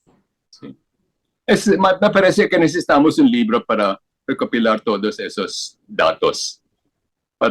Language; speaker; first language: Spanish; non-native, fluent; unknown